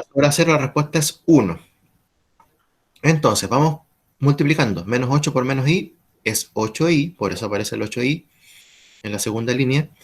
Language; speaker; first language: Spanish; native; Spanish